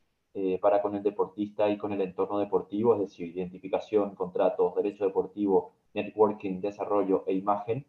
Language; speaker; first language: Spanish; native; Spanish